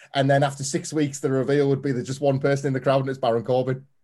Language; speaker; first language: English; native; English